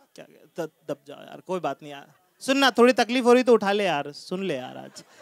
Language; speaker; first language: Hindi; native; Hindi